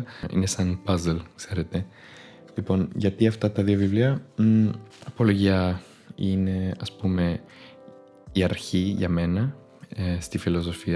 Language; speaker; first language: Greek; non-native, fluent; Spanish